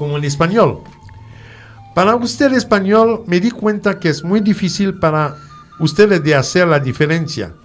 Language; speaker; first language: Spanish; non-native, fluent; French